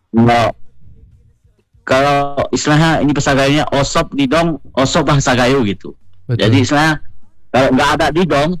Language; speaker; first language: Indonesian; non-native, local second language; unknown